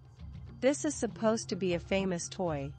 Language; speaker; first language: English; non-native, fluent; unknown